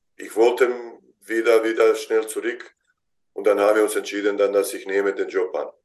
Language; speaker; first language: German; non-native, fluent; Bosnian